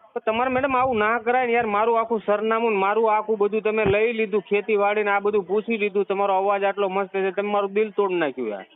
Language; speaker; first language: Gujarati; native; Gujarati